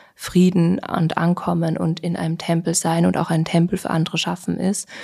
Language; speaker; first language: German; native; German